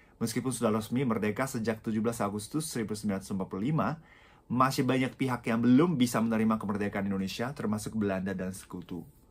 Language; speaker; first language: Indonesian; non-native, fluent; Japanese